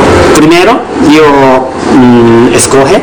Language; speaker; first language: Spanish; non-native, learner; Japanese